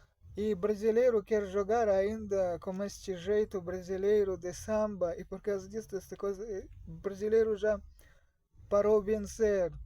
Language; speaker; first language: Portuguese; non-native, learner; Russian